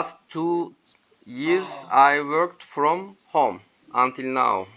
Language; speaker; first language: English; non-native, learner; Turkish